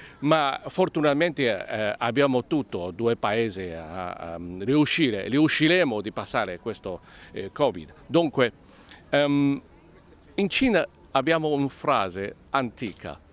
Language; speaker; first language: Italian; non-native, learner; Chinese